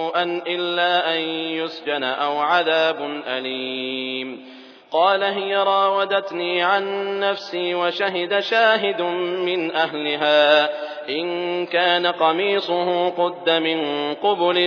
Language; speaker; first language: Arabic; native; Arabic